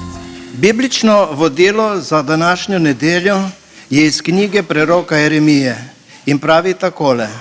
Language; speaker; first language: Slovenian; native; Slovenian